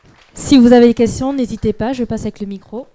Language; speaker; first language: French; native; French